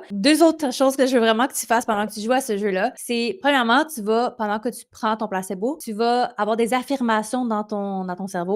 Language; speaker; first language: French; native; French